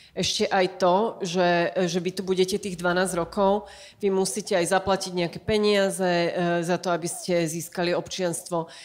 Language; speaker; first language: Slovak; native; Slovak